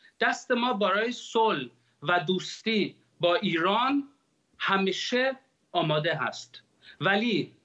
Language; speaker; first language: Persian; early bilingual, heritage; Persian